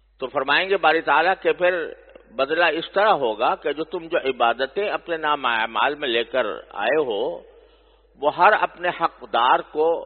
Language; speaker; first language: Urdu; native; Urdu